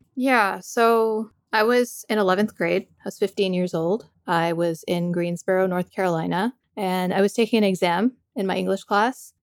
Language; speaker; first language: English; native; English